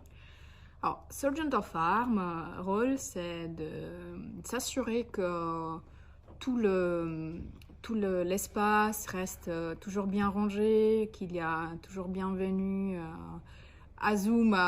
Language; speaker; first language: French; non-native, fluent; Slovenian